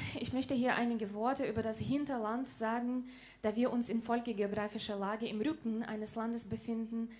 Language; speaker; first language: German; non-native, fluent; Ukrainian